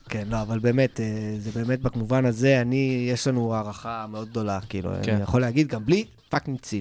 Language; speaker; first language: Hebrew; native; Hebrew